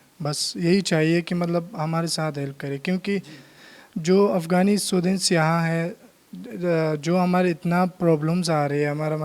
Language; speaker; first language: Hindi; non-native, learner; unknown